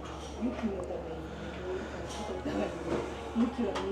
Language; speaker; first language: Japanese; native; Japanese